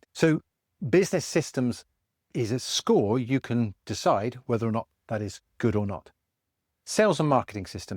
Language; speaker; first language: English; native; English